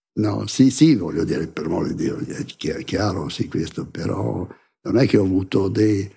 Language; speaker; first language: Italian; native; Italian